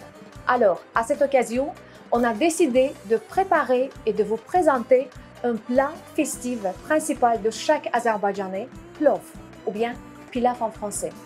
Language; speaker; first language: French; non-native, fluent; Azerbaijani